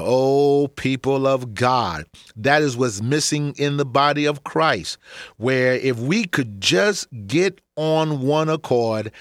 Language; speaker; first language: English; native; English